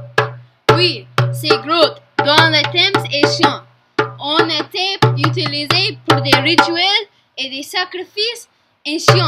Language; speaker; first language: French; non-native, learner; English